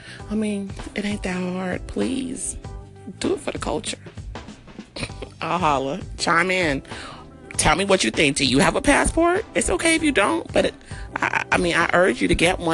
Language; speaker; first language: English; early bilingual, other home language; German